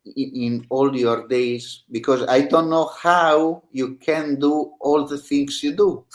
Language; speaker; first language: English; non-native, learner; Italian